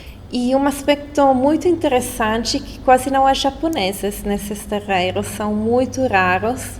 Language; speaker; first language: Portuguese; non-native, fluent; Italian